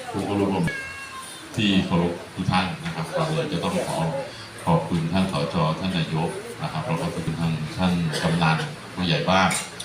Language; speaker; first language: Thai; native; Thai